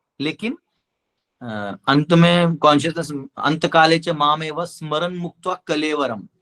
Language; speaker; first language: Hindi; non-native, local second language; Marathi